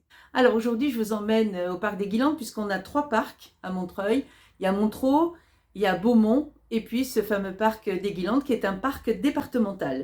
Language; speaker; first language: French; native; French